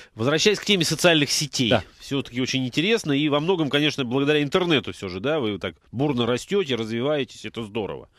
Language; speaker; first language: Russian; native; Russian